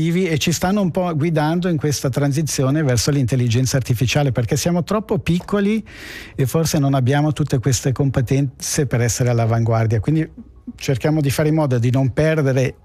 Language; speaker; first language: Italian; native; Italian